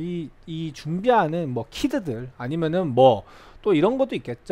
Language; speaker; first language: Korean; native; Korean